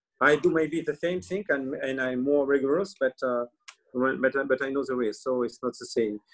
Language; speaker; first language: English; non-native, learner; French